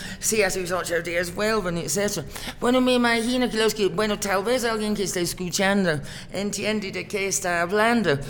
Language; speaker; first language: Spanish; non-native, fluent; English